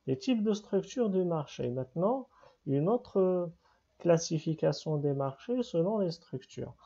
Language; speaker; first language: French; non-native, local second language; Arabic